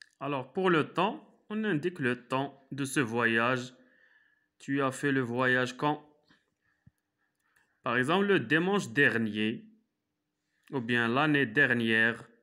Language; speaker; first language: French; non-native, local second language; Arabic